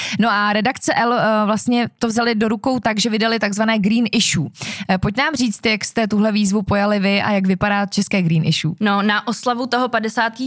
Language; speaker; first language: Czech; native; Czech